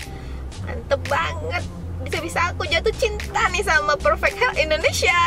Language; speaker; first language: Indonesian; native; Indonesian